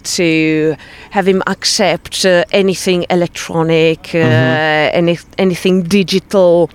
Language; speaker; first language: English; non-native, fluent; Italian